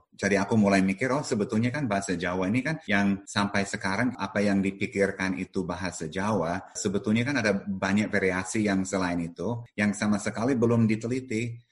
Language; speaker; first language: Indonesian; non-native, fluent; English